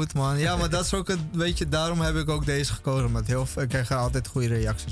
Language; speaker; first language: Dutch; native; Dutch